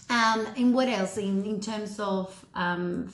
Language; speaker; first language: English; early bilingual, other home language; Spanish